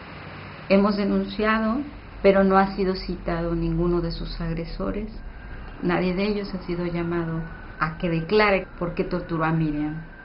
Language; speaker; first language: Spanish; native; Spanish